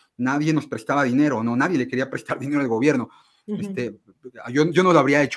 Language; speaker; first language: Spanish; native; Spanish